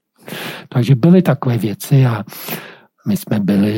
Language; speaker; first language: Czech; non-native, fluent; English